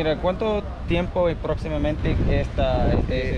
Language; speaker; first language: Spanish; non-native, learner; English